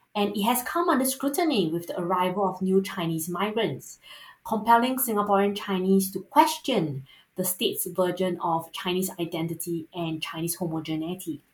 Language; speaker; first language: English; native; English